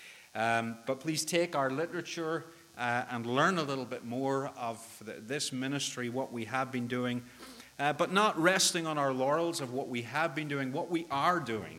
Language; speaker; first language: English; native; English